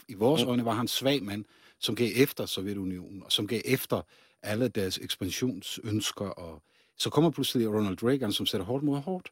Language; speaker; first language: Danish; non-native, fluent; Czech